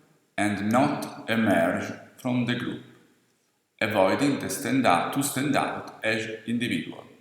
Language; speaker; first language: English; non-native, fluent; Italian